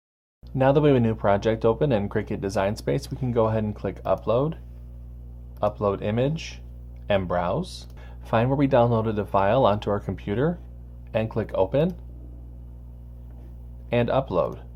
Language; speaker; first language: English; native; English